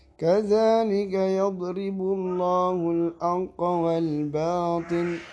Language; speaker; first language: Arabic; non-native, learner; Indonesian